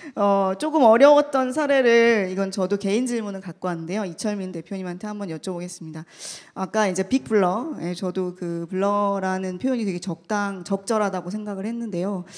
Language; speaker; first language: Korean; native; Korean